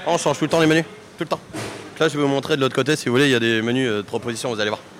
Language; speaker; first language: French; native; French